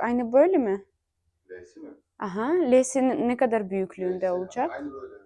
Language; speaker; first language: Turkish; non-native, fluent; Ukrainian